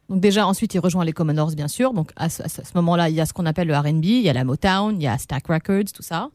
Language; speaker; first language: French; native; French